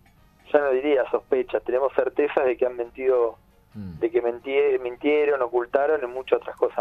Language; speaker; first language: Spanish; native; Spanish